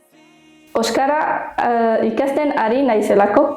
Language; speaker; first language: Basque; non-native, learner; Arabic